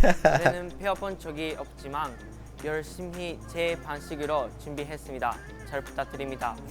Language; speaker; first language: Korean; non-native, learner; Japanese